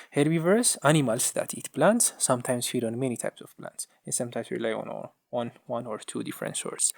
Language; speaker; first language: English; non-native, local second language; Amharic